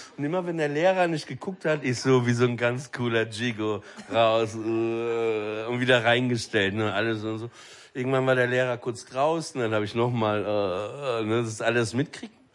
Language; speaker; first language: German; native; German